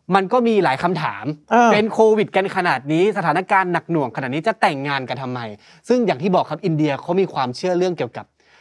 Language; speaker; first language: Thai; native; Thai